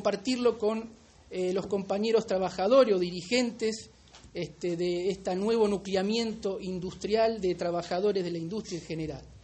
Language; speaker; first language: Spanish; native; Spanish